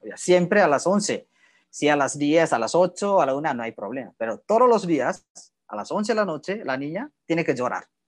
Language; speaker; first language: Spanish; non-native, learner; Indonesian